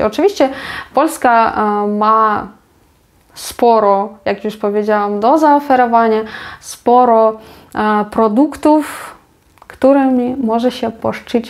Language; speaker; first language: Polish; non-native, fluent; Ukrainian